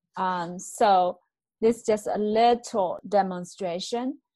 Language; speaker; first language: English; non-native, fluent; Chinese